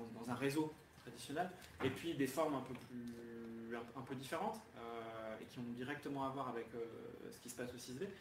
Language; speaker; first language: French; native; French